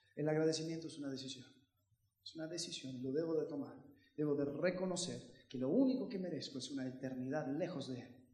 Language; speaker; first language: Spanish; early bilingual, heritage; Spanish